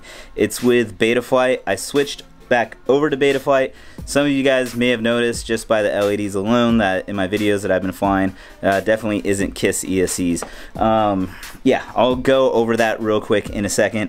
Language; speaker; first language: English; native; English